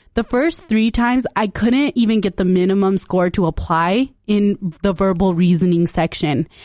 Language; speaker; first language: English; early bilingual, other home language; Punjabi